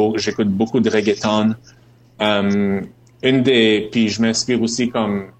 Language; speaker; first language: French; native; French